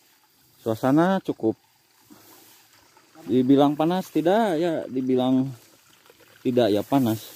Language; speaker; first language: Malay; non-native, local second language; Sundanese